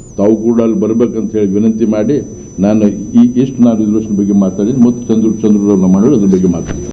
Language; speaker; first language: Kannada; non-native, local second language; Lambadi